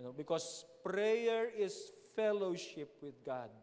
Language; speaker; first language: English; non-native, local second language; Filipino